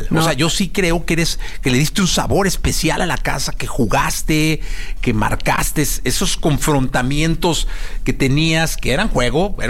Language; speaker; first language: Spanish; native; Spanish